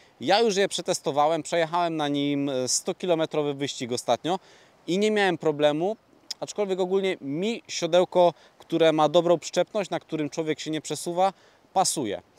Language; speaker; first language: Polish; native; Polish